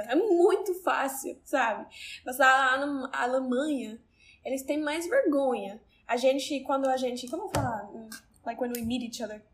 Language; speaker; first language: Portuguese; non-native, learner; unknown